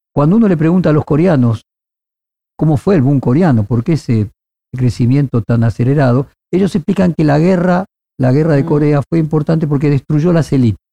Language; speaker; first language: Spanish; native; Spanish